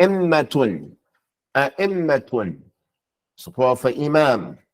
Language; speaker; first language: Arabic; non-native, fluent; English